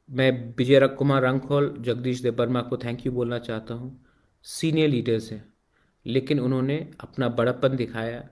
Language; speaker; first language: Hindi; non-native, local second language; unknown